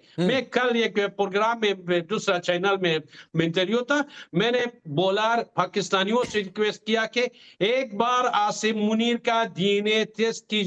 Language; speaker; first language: Hindi; non-native, learner; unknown